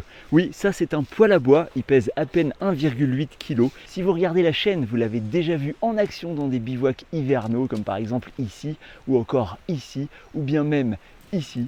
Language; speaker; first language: French; native; French